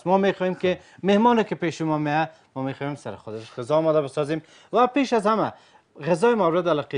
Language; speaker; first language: Persian; native; Persian